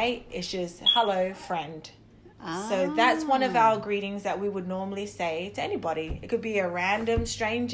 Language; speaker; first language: English; native; English